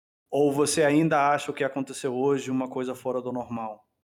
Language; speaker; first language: Portuguese; non-native, fluent; English